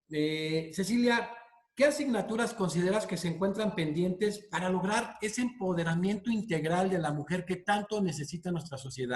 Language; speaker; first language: Spanish; native; Spanish